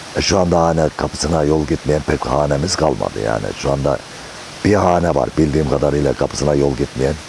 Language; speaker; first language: Turkish; native; Turkish